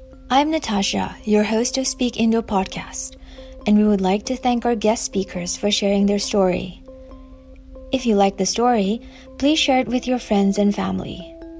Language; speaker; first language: English; non-native, fluent; Indonesian